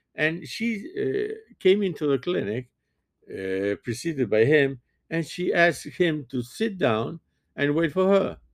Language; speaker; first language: English; non-native, fluent; French